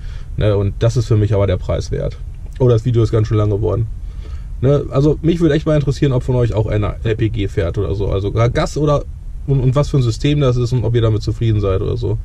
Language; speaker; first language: German; native; German